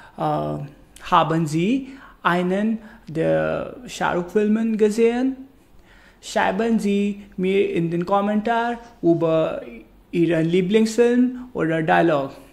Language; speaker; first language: German; non-native, learner; Hindi